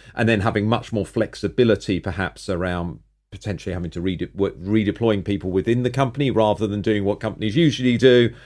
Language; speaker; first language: English; native; English